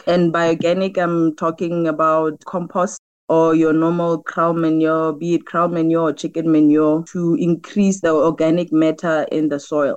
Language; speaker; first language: English; non-native, local second language; Tswana